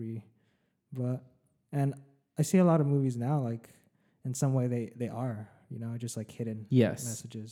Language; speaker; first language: English; early bilingual, other home language; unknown